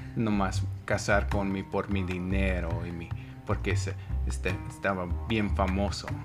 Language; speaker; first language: Spanish; non-native, learner; English